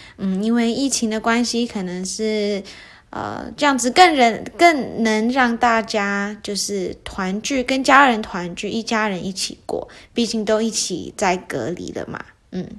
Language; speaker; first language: Chinese; early bilingual, heritage; Chinese